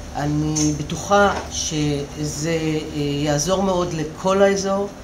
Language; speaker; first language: Hebrew; native; Hebrew